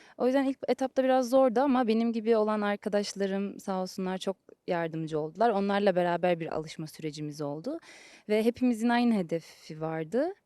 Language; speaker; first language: Turkish; early bilingual, heritage; Turkish